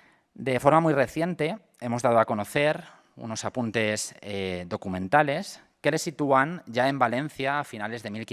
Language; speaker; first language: Spanish; native; Spanish